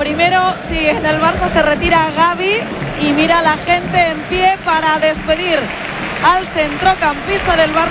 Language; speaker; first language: Spanish; native; Spanish